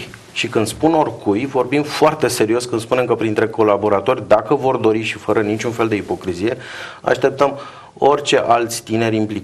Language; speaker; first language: Romanian; native; Romanian